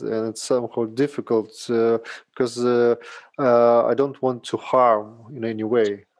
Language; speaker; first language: English; non-native, learner; Russian